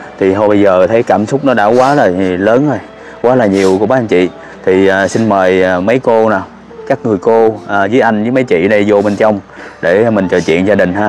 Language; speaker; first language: Vietnamese; native; Vietnamese